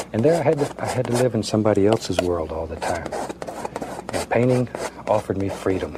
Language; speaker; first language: English; native; English